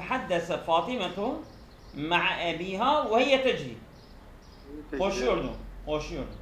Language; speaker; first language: Arabic; non-native, fluent; Turkish